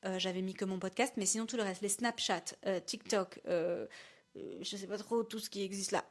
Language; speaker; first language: French; native; French